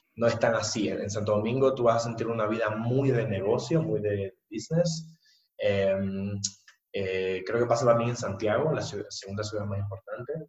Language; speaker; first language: Spanish; native; Spanish